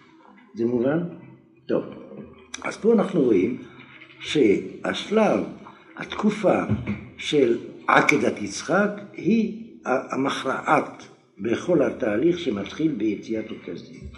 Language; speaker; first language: Hebrew; non-native, fluent; French